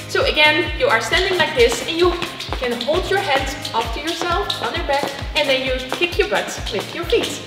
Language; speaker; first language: English; non-native, fluent; Dutch